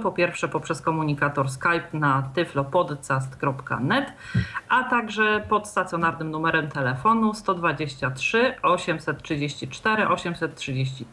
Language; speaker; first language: Polish; native; Polish